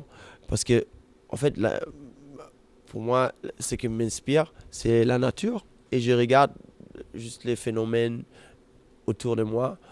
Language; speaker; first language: French; non-native, fluent; German